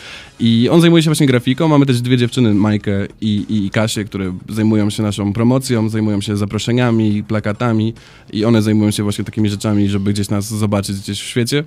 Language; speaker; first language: Polish; native; Polish